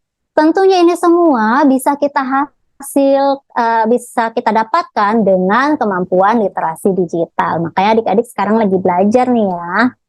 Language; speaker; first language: Indonesian; native; Indonesian